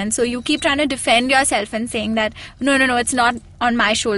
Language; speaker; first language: English; non-native, local second language; Hindi